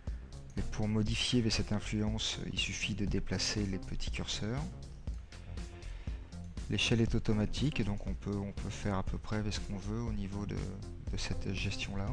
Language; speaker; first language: French; native; French